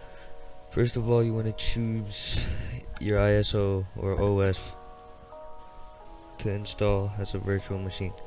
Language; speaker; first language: English; native; English